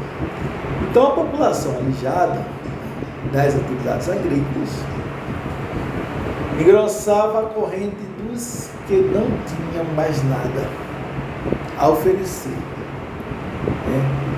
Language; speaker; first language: Portuguese; native; Portuguese